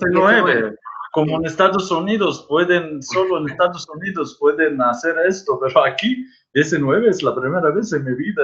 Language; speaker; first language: Spanish; non-native, fluent; Arabic